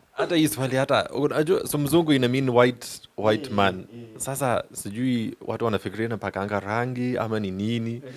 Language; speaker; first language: Swahili; non-native, fluent; English